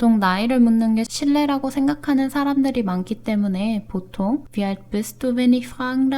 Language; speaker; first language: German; non-native, fluent; Korean